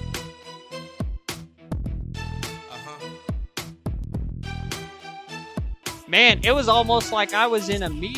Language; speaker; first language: English; native; English